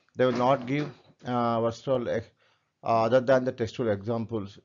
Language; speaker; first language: English; non-native, local second language; Telugu